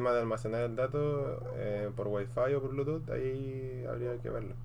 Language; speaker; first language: Spanish; native; Spanish